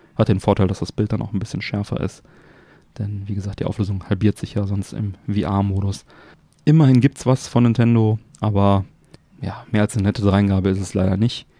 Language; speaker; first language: German; native; German